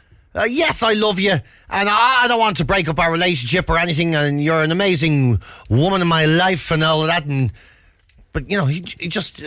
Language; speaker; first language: English; native; English